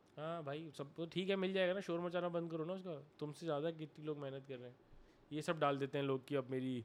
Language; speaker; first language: Hindi; native; Hindi